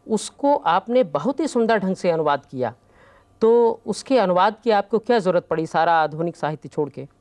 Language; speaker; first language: Hindi; native; Hindi